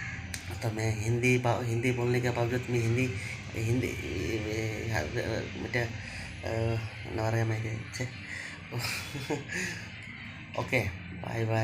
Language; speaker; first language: Hindi; non-native, local second language; Bangla